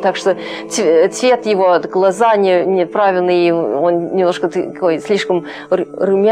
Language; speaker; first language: Russian; non-native, fluent; English